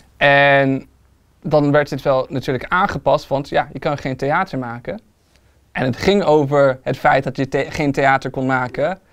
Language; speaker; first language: Dutch; early bilingual, other home language; English